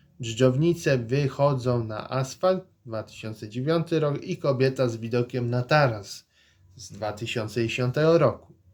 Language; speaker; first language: Polish; native; Polish